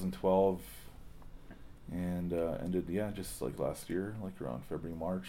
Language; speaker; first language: English; native; English